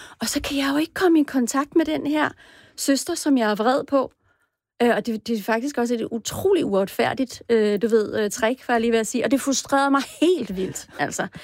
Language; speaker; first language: Danish; native; Danish